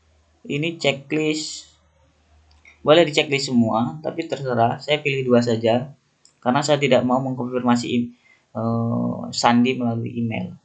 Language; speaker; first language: Indonesian; native; Indonesian